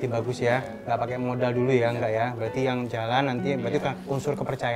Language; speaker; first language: Indonesian; native; Indonesian